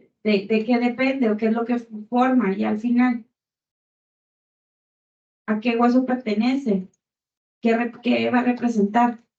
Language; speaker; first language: Spanish; native; Spanish